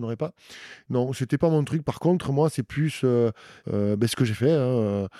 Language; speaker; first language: French; native; French